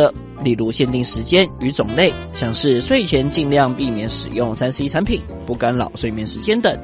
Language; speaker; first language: Chinese; native; Chinese